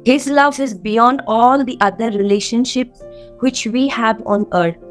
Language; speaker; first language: English; non-native, local second language; Assamese